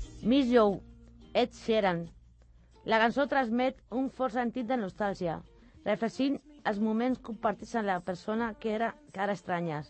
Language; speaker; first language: Catalan; non-native, fluent; Spanish